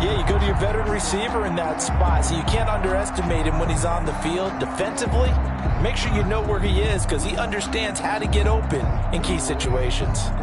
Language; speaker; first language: English; native; English